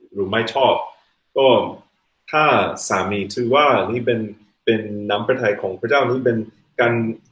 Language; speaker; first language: Thai; non-native, fluent; English